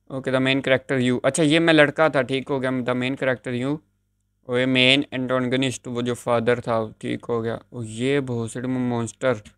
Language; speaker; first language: Hindi; native; Hindi